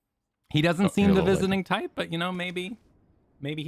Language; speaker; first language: English; native; English